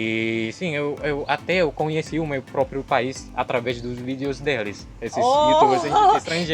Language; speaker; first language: Portuguese; non-native, fluent; Indonesian